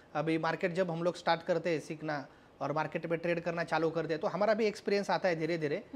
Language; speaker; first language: Hindi; non-native, local second language; Marathi